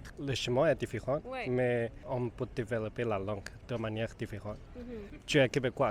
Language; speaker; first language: French; non-native, fluent; Spanish